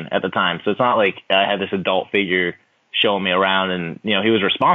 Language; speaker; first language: English; native; English